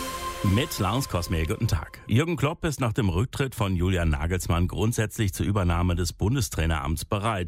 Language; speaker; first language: German; native; German